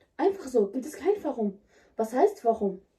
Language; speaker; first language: German; non-native, learner; Somali